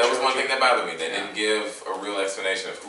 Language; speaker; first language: English; native; English